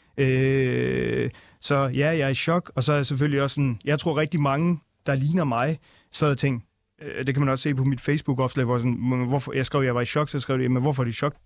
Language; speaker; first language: Danish; early bilingual, other home language; Punjabi